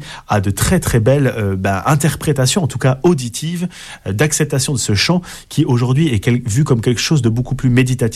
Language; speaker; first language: French; native; French